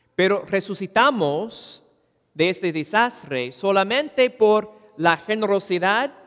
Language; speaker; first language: Spanish; non-native, fluent; English